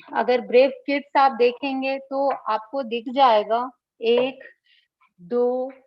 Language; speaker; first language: Hindi; non-native, local second language; Bangla